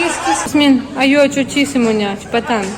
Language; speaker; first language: Indonesian; non-native, learner; Russian